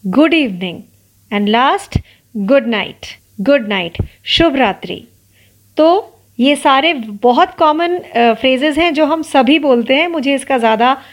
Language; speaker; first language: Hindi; non-native, local second language; Marathi